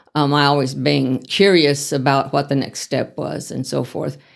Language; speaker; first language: English; native; English